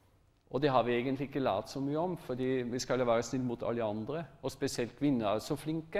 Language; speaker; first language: Norwegian; non-native, fluent; German